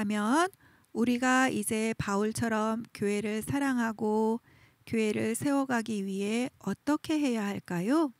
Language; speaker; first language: Korean; native; Korean